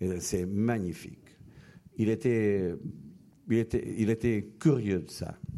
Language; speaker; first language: French; non-native, fluent; Portuguese